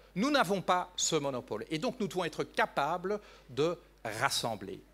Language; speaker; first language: French; native; French